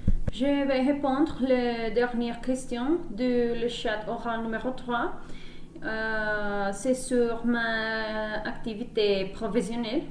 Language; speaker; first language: French; non-native, learner; Spanish